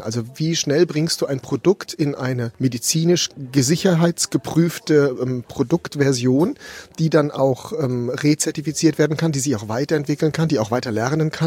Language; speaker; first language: German; native; German